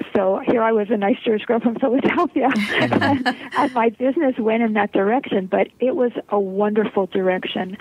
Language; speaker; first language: English; early bilingual, heritage; Polish